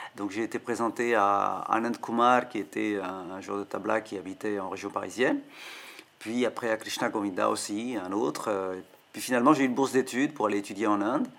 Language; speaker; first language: French; native; French